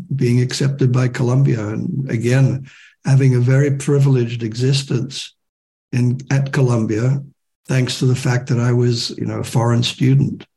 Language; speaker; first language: English; non-native, local second language; German